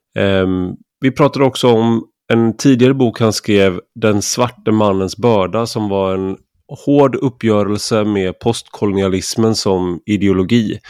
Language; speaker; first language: Swedish; native; Swedish